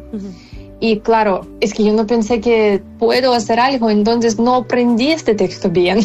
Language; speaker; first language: Spanish; non-native, fluent; Ukrainian